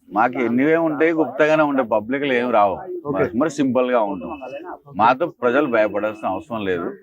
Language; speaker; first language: Telugu; native; Telugu